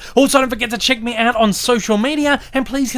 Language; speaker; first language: English; native; English